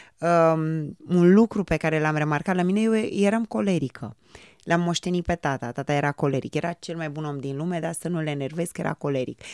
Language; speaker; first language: Romanian; native; Romanian